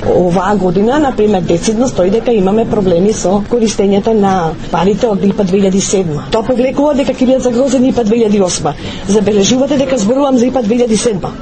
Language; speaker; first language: Macedonian; native; Macedonian